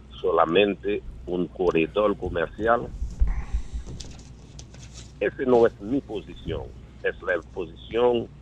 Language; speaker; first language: Spanish; non-native, learner; Haitian Creole